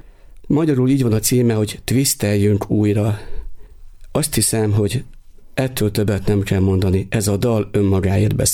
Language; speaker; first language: Hungarian; native; Hungarian